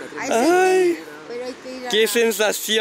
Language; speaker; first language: Spanish; non-native, learner; Thai